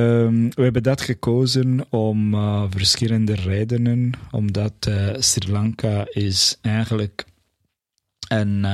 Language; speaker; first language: Dutch; non-native, fluent; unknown